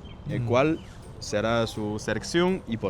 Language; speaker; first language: Spanish; non-native, fluent; Chinese